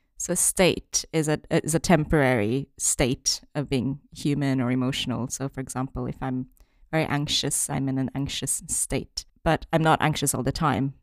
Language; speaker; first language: English; non-native, fluent; French